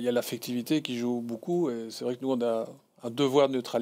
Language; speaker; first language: French; native; French